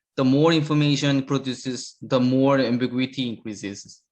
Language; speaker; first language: English; non-native, learner; Korean